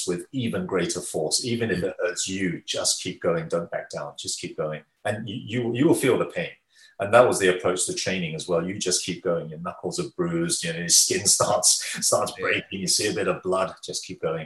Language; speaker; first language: English; native; English